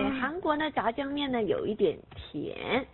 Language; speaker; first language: Chinese; non-native, fluent; Korean